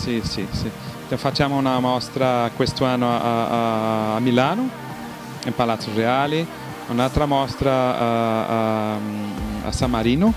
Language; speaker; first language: Italian; non-native, fluent; Portuguese